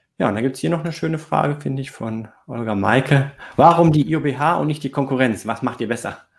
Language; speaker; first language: German; native; German